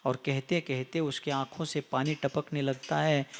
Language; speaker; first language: Hindi; non-native, local second language; Marathi